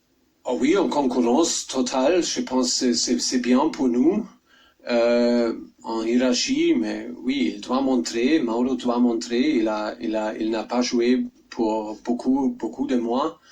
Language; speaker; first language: French; non-native, learner; German